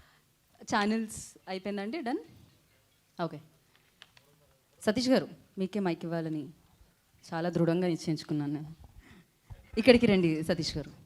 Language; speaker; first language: Telugu; native; Telugu